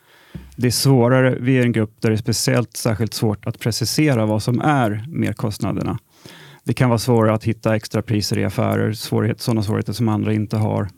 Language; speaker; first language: Swedish; native; Swedish